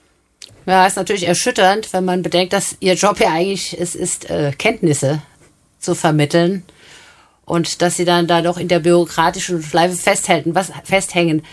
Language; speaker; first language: German; native; German